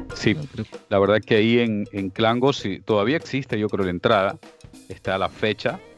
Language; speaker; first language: Spanish; native; Spanish